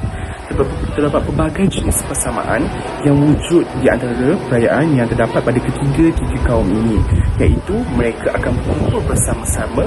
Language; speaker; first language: Malay; native; Malay